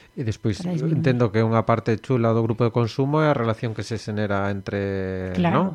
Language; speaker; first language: Galician; non-native, local second language; Spanish